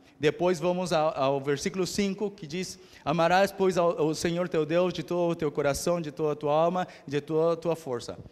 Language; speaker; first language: Portuguese; early bilingual, other home language; Korean